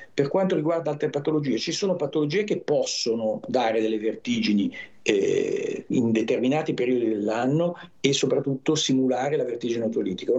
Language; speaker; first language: Italian; native; Italian